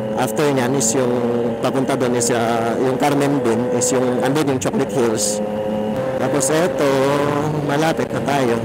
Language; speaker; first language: Filipino; non-native, local second language; Cebuano